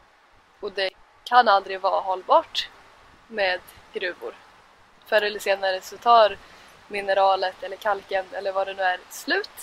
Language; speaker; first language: Swedish; native; Swedish